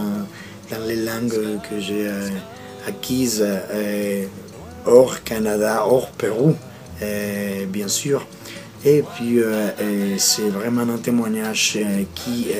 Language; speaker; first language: French; non-native, fluent; Spanish